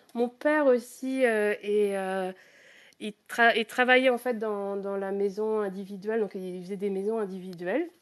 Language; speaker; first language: French; native; French